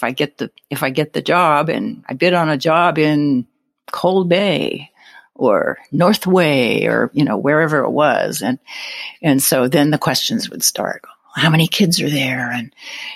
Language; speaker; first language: English; native; English